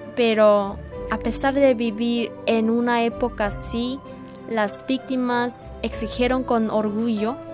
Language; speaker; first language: Spanish; non-native, fluent; Korean